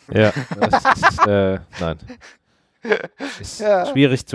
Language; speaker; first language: German; native; German